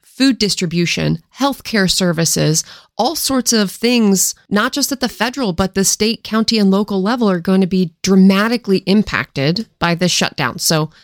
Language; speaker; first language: English; native; English